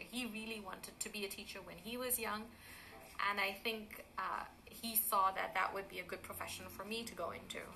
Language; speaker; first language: English; native; English